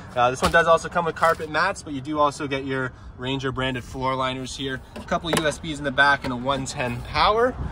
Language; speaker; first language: English; native; English